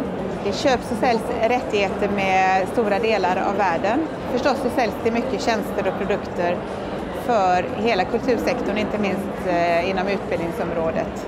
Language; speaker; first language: Swedish; native; Swedish